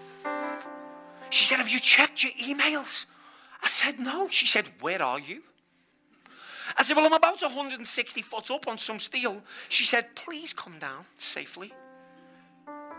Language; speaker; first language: English; native; English